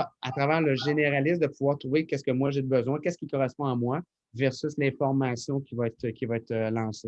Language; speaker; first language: French; native; French